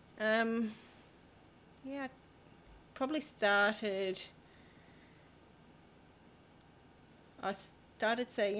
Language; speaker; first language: English; native; English